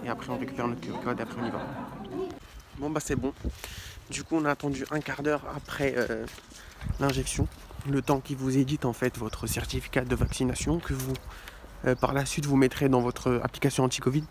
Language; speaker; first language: French; native; French